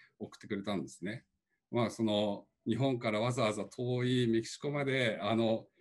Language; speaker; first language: Japanese; native; Japanese